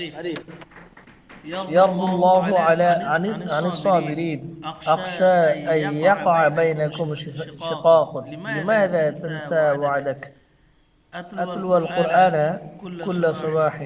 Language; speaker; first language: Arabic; non-native, fluent; Bangla